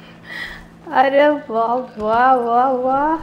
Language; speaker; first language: Hindi; native; Hindi